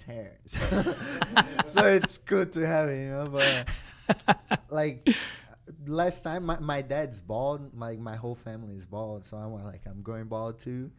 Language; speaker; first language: English; non-native, fluent; Portuguese